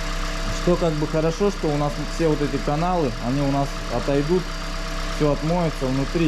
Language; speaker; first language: Russian; native; Russian